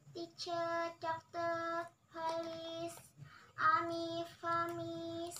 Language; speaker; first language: English; non-native, learner; Indonesian